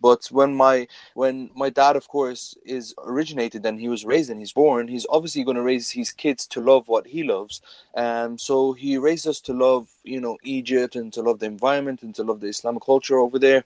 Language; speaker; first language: English; native; English